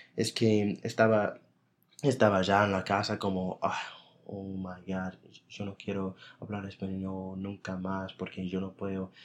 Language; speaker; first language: Spanish; non-native, fluent; English